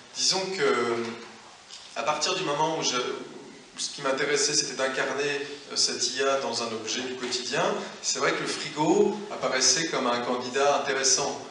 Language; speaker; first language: French; native; French